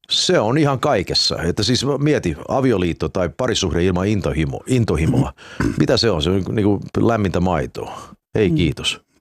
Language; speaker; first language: Finnish; early bilingual, heritage; Finnish